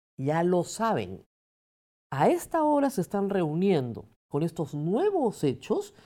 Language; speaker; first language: Spanish; native; Spanish